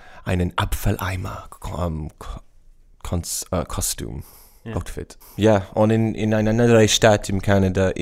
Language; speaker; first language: German; non-native, learner; English